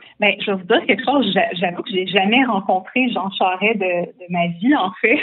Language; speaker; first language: French; native; French